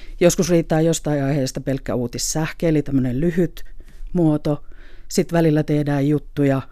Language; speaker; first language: Finnish; native; Finnish